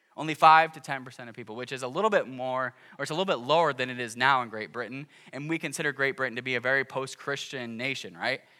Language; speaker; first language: English; native; English